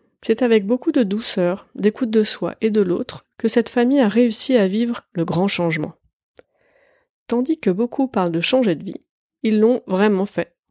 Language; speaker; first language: French; native; French